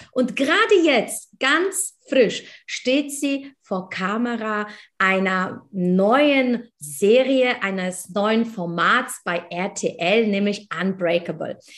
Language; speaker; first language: German; native; German